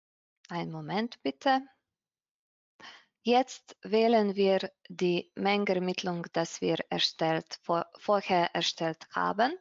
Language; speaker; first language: German; non-native, fluent; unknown